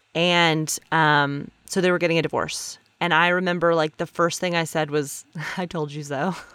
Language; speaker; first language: English; native; English